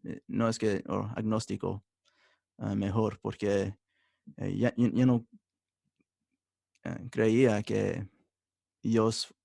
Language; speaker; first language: Spanish; early bilingual, heritage; Spanish